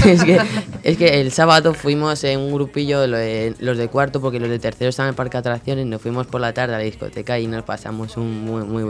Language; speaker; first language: Spanish; native; Spanish